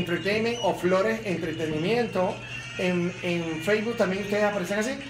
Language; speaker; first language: Spanish; native; Spanish